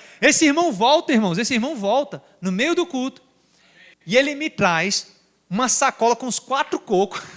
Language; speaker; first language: Portuguese; native; Portuguese